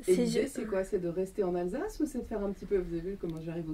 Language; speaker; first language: French; native; French